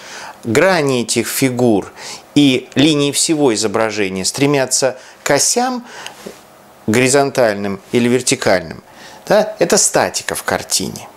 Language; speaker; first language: Russian; native; Russian